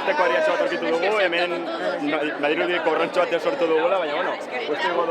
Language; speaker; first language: Basque; native; Basque